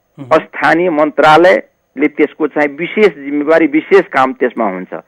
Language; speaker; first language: Nepali; non-native, local second language; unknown